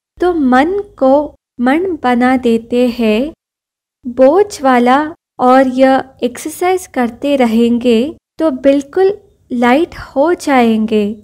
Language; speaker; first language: Hindi; non-native, local second language; Kannada